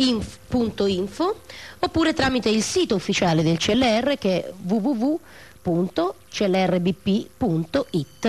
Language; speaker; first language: Italian; native; Italian